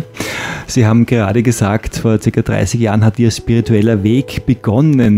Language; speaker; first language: German; native; German